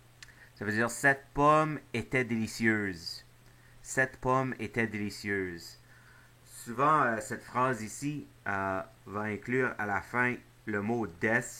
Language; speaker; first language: French; non-native, fluent; English